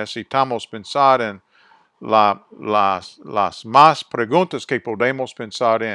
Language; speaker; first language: Spanish; non-native, fluent; English